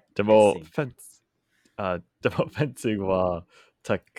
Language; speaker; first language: Japanese; non-native, learner; English